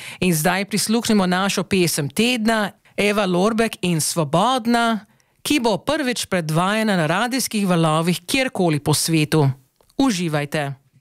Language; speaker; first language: Slovenian; early bilingual, heritage; Slovenian